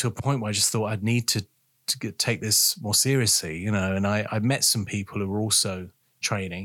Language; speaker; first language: English; native; English